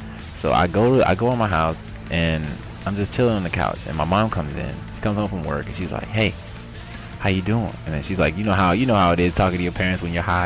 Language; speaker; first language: English; native; English